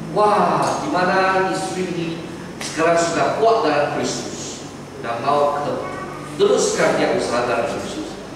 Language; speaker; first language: Malay; non-native, local second language; Chinese